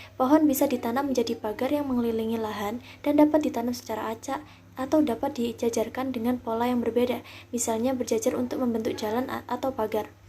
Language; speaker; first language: Indonesian; native; Indonesian